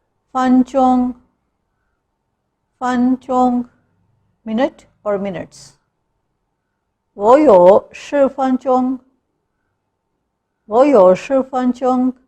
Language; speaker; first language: Chinese; non-native, fluent; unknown